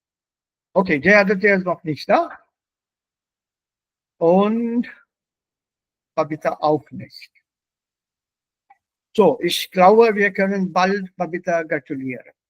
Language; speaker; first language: German; non-native, fluent; Hindi